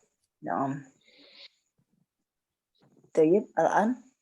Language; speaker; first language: Arabic; non-native, learner; Indonesian